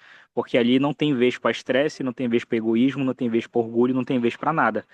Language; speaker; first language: Portuguese; native; Portuguese